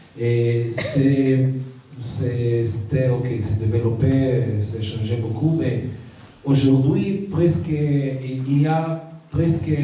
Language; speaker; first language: French; non-native, learner; Hebrew